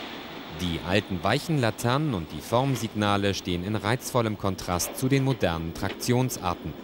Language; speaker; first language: German; native; German